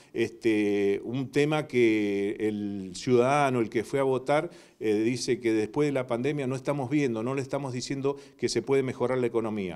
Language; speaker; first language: Spanish; native; Spanish